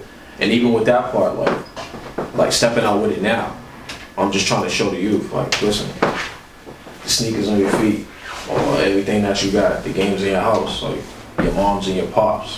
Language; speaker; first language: English; native; English